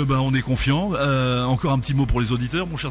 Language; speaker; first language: French; native; French